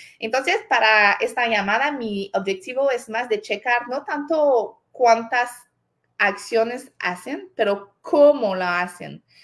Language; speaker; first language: Spanish; non-native, fluent; French